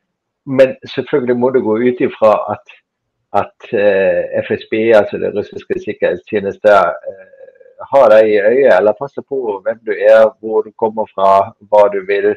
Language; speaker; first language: Norwegian; non-native, fluent; German